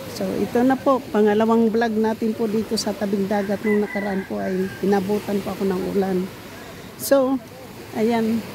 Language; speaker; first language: Filipino; non-native, local second language; Cebuano